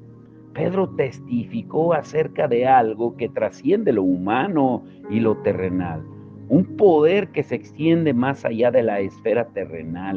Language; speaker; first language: Spanish; native; Spanish